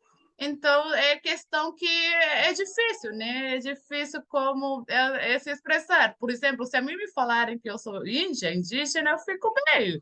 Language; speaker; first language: Portuguese; non-native, fluent; Spanish